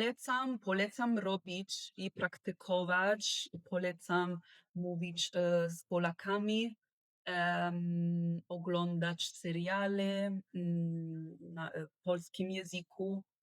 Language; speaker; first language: Polish; non-native, learner; Italian